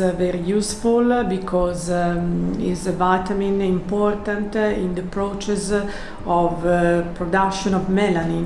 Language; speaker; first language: English; non-native, learner; Italian